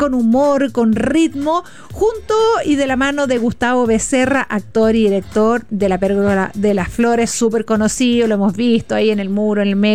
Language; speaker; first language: Spanish; native; Spanish